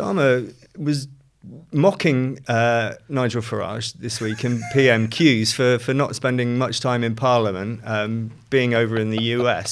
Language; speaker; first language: English; native; English